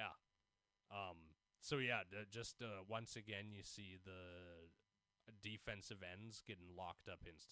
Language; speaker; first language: English; native; English